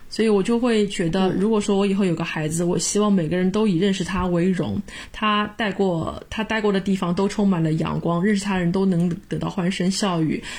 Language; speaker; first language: Chinese; native; Chinese